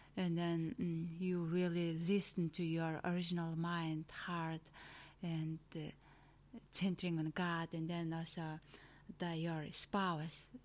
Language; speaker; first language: English; non-native, learner; Mongolian